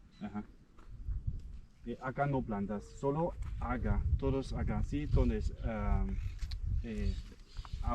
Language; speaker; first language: Spanish; non-native, learner; German